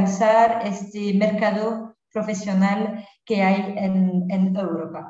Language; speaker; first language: Spanish; non-native, fluent; French